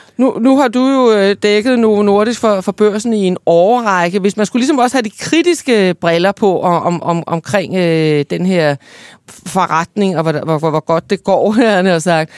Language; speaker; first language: Danish; native; Danish